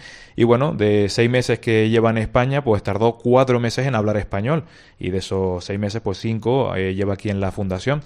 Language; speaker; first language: Spanish; native; Spanish